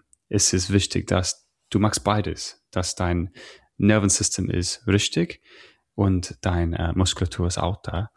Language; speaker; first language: German; non-native, learner; English